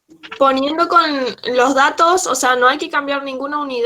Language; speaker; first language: Spanish; native; Spanish